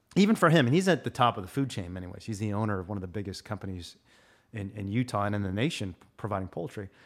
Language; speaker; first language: English; native; English